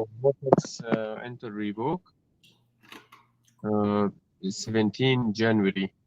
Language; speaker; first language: English; non-native, learner; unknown